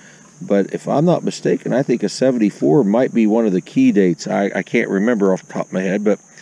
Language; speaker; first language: English; native; English